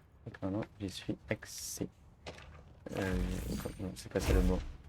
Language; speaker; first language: French; native; French